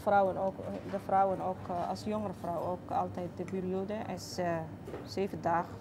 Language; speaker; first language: Dutch; non-native, learner; Somali